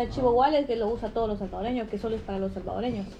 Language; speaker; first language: Spanish; native; Spanish